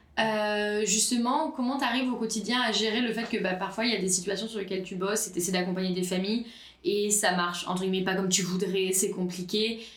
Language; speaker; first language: French; native; French